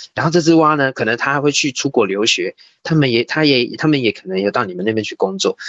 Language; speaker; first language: Chinese; native; Chinese